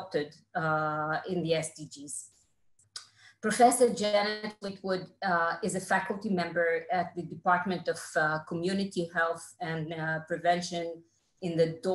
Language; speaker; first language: English; non-native, fluent; Hebrew